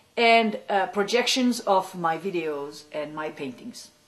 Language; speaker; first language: English; non-native, fluent; French